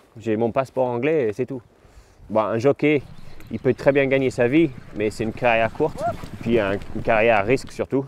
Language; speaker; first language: French; non-native, fluent; English